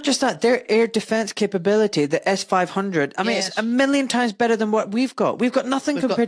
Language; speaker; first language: English; native; English